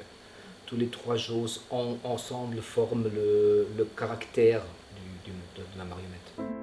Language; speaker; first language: French; non-native, fluent; German